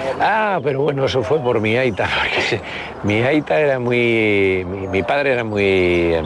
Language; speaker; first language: Spanish; native; Spanish